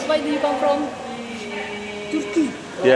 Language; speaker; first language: English; non-native, learner; Turkish